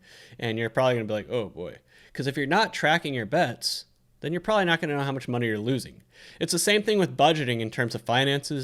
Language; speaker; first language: English; native; English